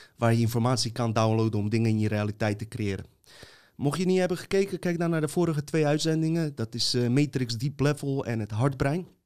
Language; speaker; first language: Dutch; native; Dutch